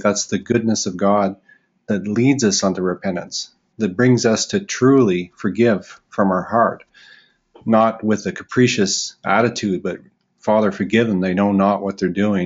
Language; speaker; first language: English; native; English